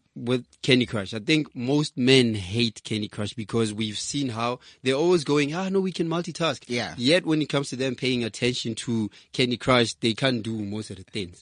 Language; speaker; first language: English; non-native, local second language; Southern Sotho